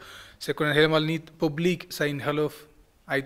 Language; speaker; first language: Dutch; non-native, fluent; Malayalam